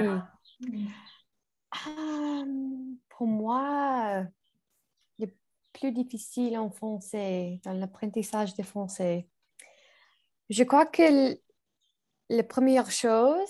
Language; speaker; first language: French; non-native, learner; English